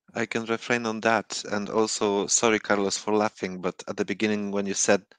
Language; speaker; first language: English; non-native, fluent; Polish